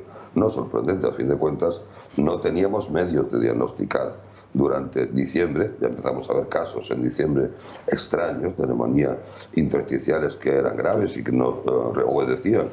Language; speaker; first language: Spanish; native; Spanish